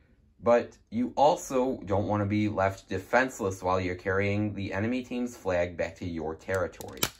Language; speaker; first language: English; native; English